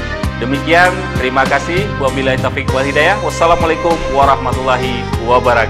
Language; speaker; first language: Indonesian; native; Indonesian